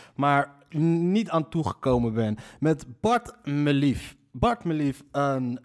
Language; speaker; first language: Dutch; early bilingual, other home language; Riffian